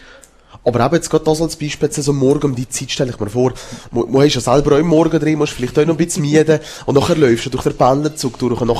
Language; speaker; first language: German; native; German